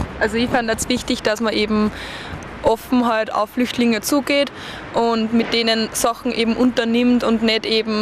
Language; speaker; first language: German; native; German